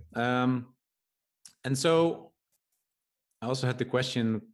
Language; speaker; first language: English; non-native, fluent; Dutch